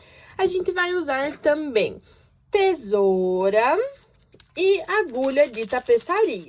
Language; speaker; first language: Portuguese; native; Portuguese